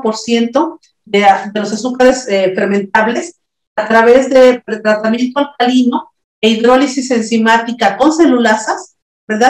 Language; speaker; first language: Spanish; native; Spanish